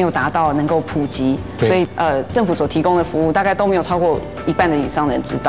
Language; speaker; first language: Chinese; native; Chinese